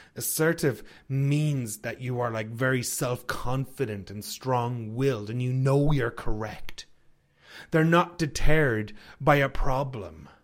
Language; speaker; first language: English; native; English